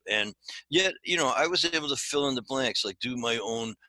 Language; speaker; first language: English; native; English